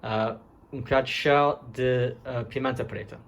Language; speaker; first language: Portuguese; early bilingual, heritage; Portuguese